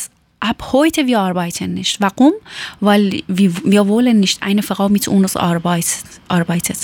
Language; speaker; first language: German; non-native, learner; Persian